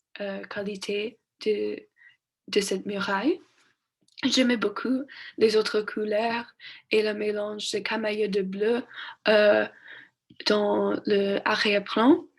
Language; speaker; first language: French; non-native, learner; English